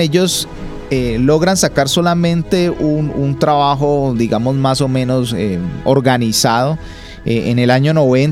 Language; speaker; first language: Spanish; native; Spanish